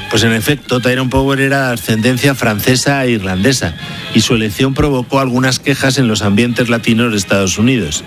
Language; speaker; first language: Spanish; native; Spanish